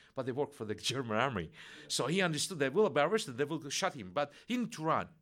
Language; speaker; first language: English; non-native, fluent; Russian